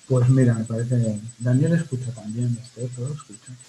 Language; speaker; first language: Spanish; native; Spanish